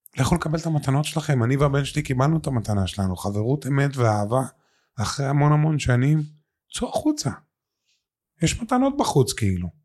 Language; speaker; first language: Hebrew; native; Hebrew